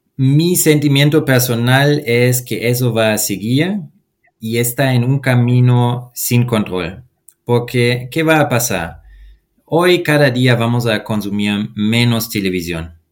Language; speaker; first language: Spanish; non-native, fluent; German